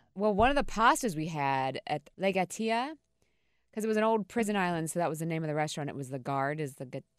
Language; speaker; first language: English; native; English